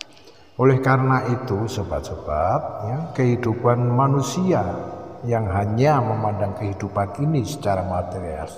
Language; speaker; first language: Indonesian; native; Indonesian